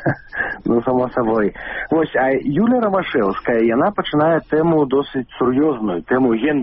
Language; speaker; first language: Belarusian; native; Belarusian